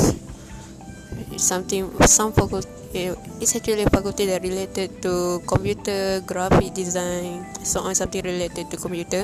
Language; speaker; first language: English; non-native, local second language; Malay